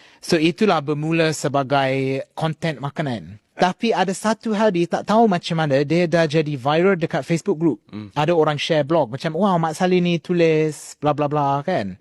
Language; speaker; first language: Malay; non-native, fluent; English